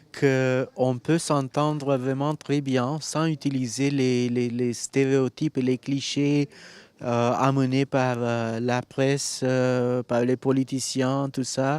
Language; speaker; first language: French; non-native, fluent; Romanian